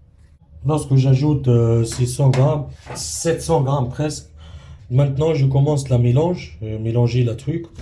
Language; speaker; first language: French; non-native, learner; Arabic